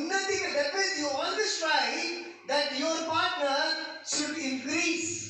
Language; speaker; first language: English; non-native, local second language; Hindi